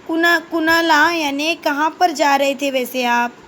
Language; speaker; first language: Hindi; non-native, local second language; Marathi